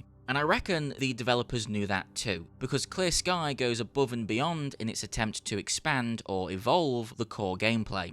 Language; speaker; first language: English; native; English